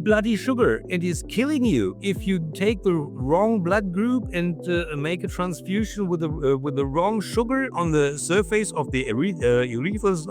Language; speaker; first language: English; non-native, fluent; German